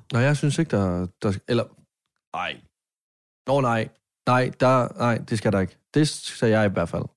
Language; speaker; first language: Danish; native; Danish